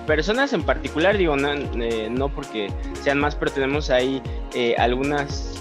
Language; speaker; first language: Spanish; native; Spanish